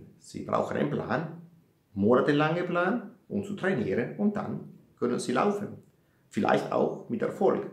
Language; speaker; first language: German; non-native, fluent; Italian